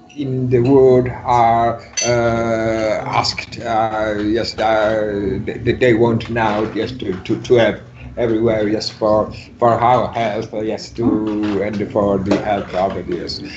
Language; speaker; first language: English; non-native, learner; Italian